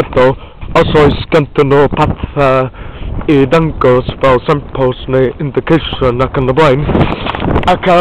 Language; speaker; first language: Welsh; non-native, learner; Hungarian